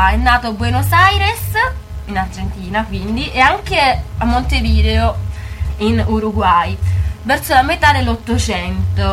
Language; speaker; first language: Italian; native; Italian